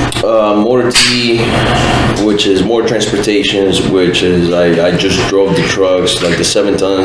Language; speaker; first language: English; native; English